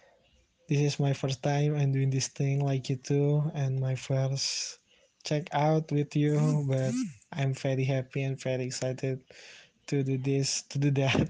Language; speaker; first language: English; non-native, learner; Indonesian